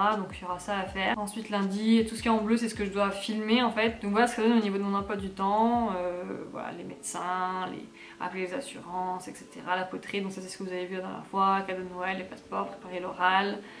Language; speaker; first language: French; native; French